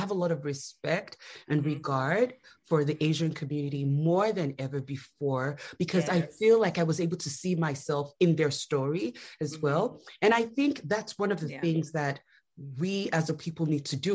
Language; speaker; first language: English; non-native, local second language; Yoruba